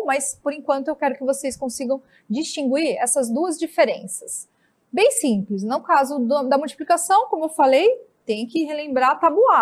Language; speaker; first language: Portuguese; native; Portuguese